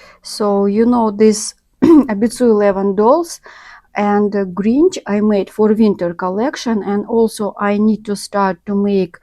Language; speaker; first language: English; non-native, learner; Russian